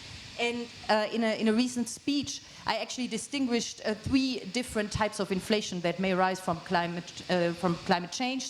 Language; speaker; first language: English; non-native, fluent; German